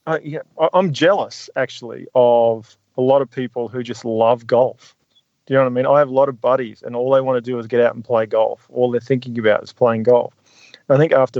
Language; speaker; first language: English; native; English